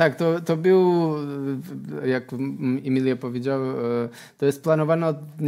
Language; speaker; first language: Polish; non-native, learner; Portuguese